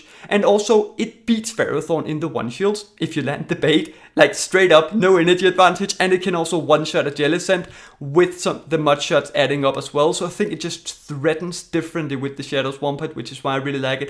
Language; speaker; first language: English; native; English